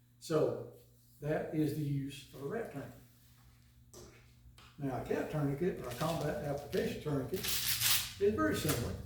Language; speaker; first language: English; native; English